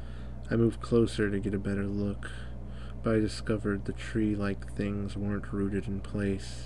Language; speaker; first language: English; native; English